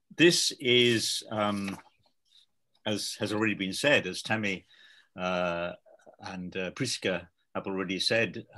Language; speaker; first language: English; native; English